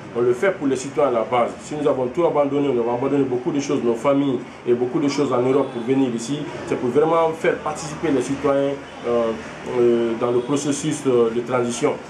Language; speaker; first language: French; non-native, local second language; Fula